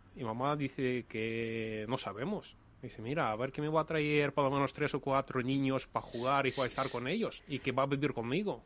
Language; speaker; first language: Spanish; non-native, learner; Ukrainian